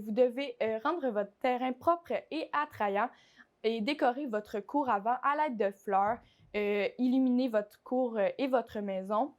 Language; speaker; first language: French; native; French